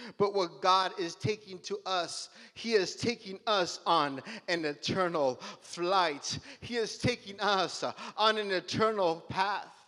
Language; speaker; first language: English; early bilingual, other home language; Spanish